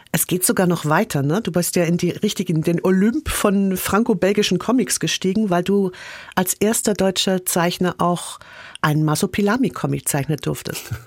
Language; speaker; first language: German; native; German